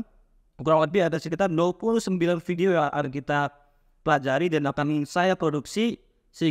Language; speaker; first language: Indonesian; native; Indonesian